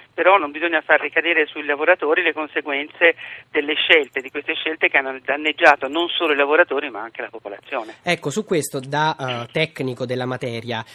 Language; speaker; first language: Italian; native; Italian